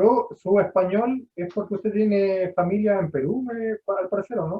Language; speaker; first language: Spanish; native; Spanish